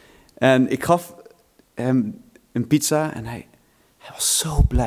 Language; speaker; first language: Dutch; non-native, fluent; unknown